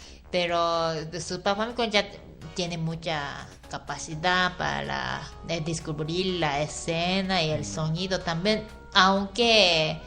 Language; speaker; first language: Spanish; non-native, fluent; Japanese